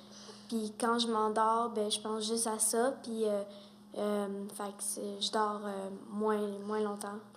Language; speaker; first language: French; native; French